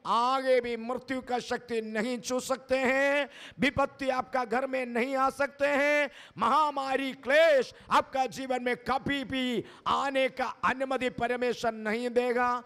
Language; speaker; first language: Hindi; non-native, local second language; Malayalam